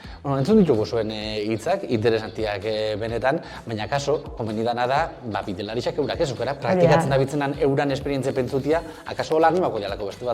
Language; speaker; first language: Basque; native; Basque